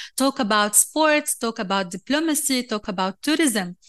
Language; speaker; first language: English; non-native, fluent; Arabic